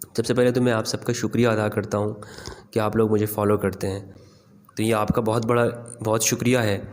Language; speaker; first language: Urdu; non-native, local second language; Pashto